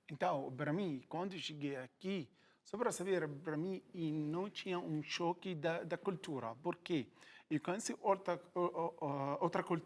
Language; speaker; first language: Portuguese; non-native, learner; Arabic